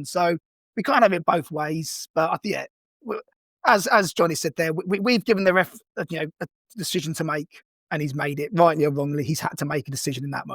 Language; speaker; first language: English; native; English